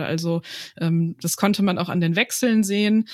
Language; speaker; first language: German; native; German